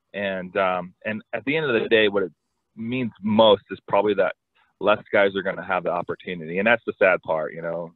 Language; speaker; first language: English; native; English